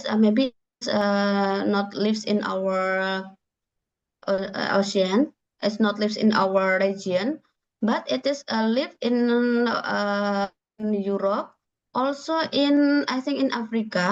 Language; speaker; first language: English; non-native, learner; Indonesian